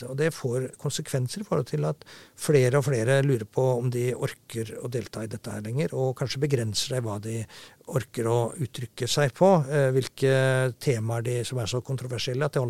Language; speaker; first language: Norwegian; native; Norwegian